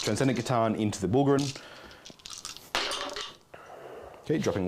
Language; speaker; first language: English; native; English